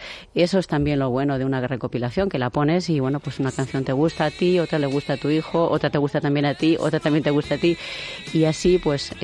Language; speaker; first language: Spanish; native; Spanish